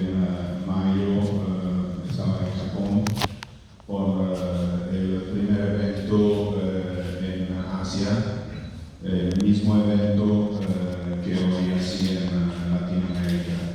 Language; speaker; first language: Spanish; non-native, fluent; Italian